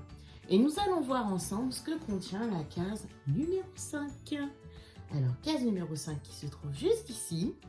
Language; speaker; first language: French; native; French